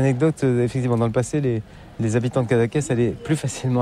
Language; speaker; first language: French; native; French